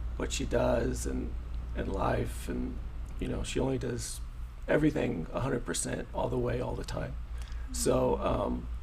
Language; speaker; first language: English; native; English